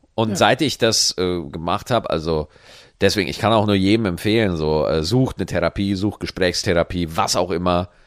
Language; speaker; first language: German; native; German